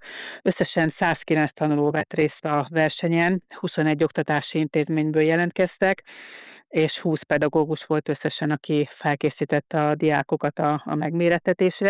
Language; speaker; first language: Hungarian; native; Hungarian